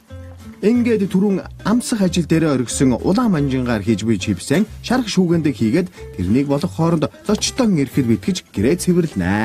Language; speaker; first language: Mongolian; native; Mongolian